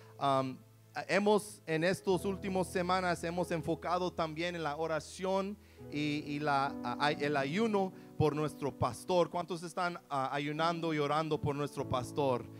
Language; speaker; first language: Spanish; early bilingual, heritage; Spanish